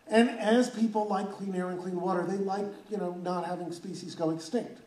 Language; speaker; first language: English; native; English